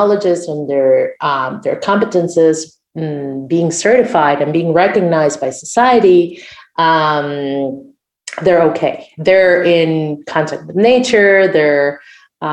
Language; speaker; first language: English; non-native, fluent; Spanish